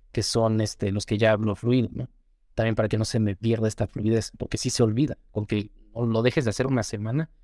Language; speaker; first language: Spanish; native; Spanish